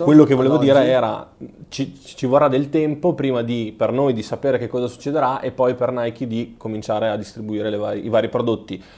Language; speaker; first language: Italian; native; Italian